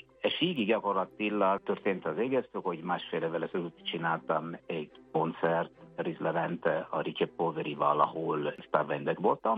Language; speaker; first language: Hungarian; non-native, fluent; Italian